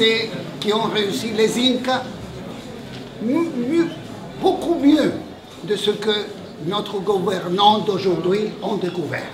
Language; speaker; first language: French; non-native, fluent; Spanish